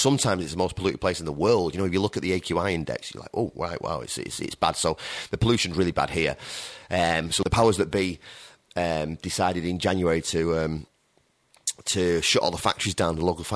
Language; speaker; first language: English; native; English